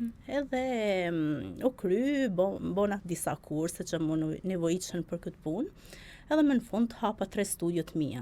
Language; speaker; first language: Albanian; early bilingual, heritage; Albanian